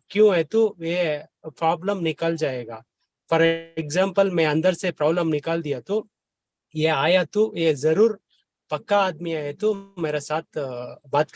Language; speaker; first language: Hindi; non-native, learner; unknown